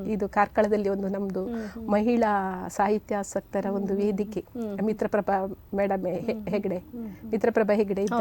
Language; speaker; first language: Kannada; native; Kannada